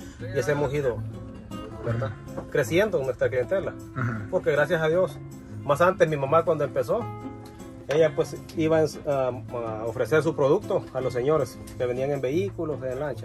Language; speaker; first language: Spanish; native; Spanish